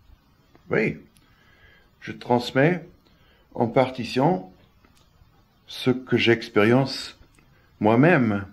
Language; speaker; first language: French; non-native, fluent; German